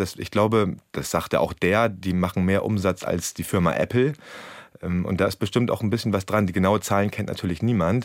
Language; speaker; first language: German; native; German